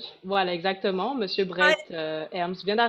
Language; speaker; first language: French; native; French